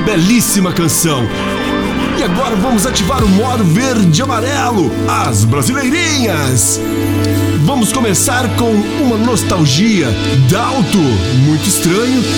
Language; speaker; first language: Portuguese; native; Portuguese